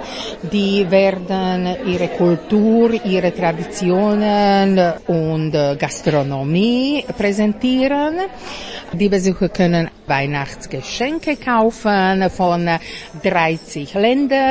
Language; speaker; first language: German; non-native, fluent; Slovak